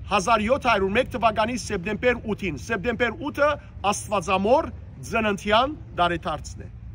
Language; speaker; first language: Armenian; native; Armenian